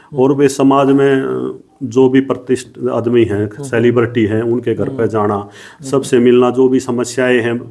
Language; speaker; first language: Hindi; native; Hindi